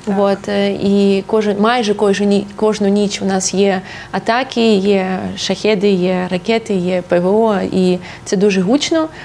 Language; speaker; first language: Ukrainian; non-native, local second language; Russian